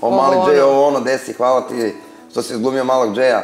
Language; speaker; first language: Serbian; native; Serbian